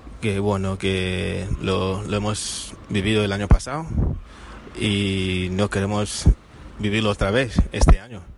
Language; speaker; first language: Spanish; non-native, fluent; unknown